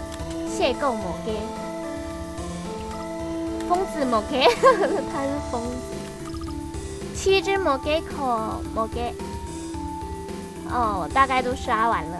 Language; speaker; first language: Chinese; native; Chinese